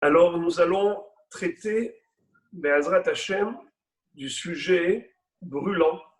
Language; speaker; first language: French; native; French